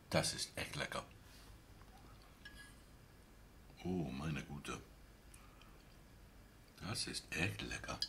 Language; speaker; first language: German; non-native, learner; English